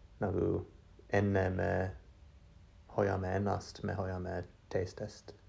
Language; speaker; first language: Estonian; non-native, learner; English